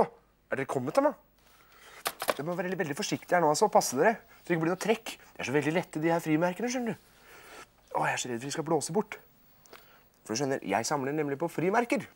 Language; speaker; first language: Norwegian; native; Norwegian